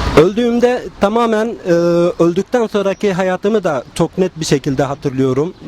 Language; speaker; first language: Turkish; non-native, local second language; Arabic